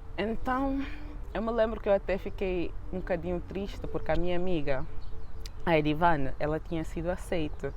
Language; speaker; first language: Portuguese; native; Portuguese